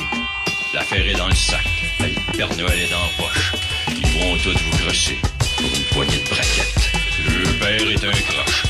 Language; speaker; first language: French; native; French